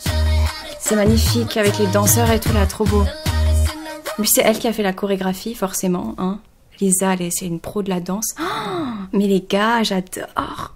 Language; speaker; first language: French; native; French